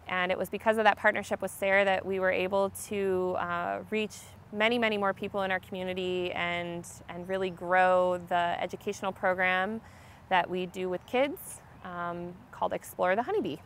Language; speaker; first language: English; native; English